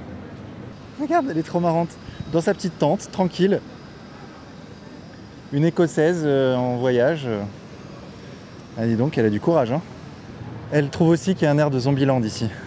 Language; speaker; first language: French; native; French